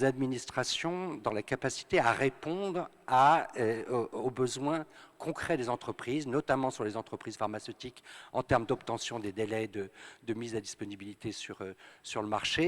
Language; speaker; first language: French; native; French